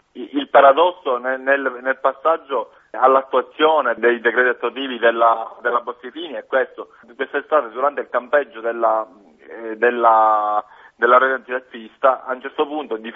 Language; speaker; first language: Italian; native; Italian